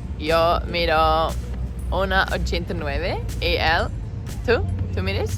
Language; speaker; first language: Spanish; non-native, learner; English